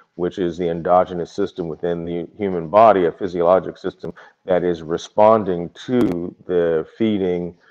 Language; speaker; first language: English; native; English